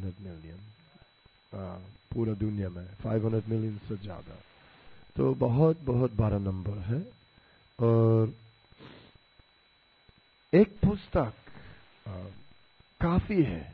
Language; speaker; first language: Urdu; non-native, learner; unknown